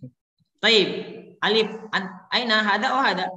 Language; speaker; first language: Arabic; non-native, fluent; Indonesian